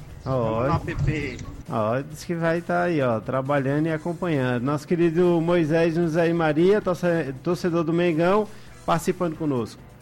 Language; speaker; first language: Portuguese; native; Portuguese